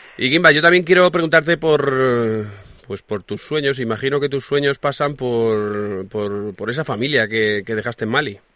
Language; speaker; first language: Spanish; native; Spanish